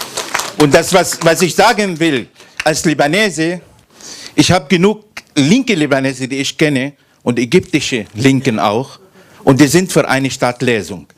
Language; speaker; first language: German; non-native, fluent; Arabic